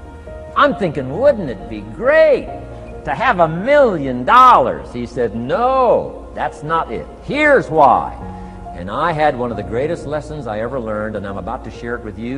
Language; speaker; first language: English; native; English